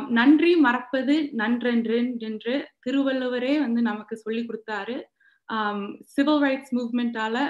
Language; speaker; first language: Tamil; early bilingual, heritage; Tamil